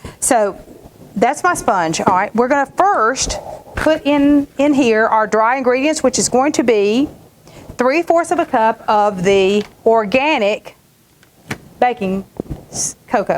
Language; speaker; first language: English; native; English